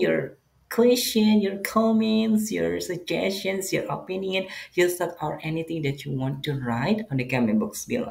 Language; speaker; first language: English; non-native, fluent; Indonesian